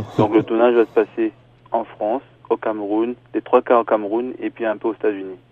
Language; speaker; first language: French; early bilingual, other home language; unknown